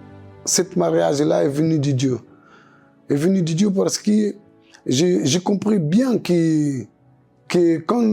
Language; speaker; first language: French; non-native, local second language; Portuguese